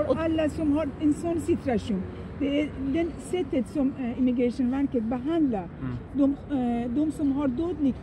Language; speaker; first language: Swedish; non-native, fluent; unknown